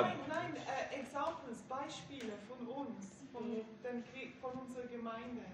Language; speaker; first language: German; non-native, learner; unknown